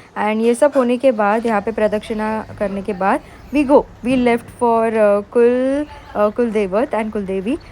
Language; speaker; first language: Hindi; non-native, local second language; Marathi